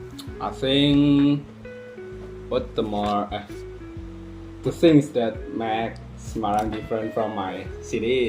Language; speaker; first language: English; non-native, learner; Javanese